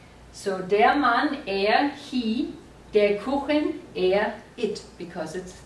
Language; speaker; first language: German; non-native, fluent; English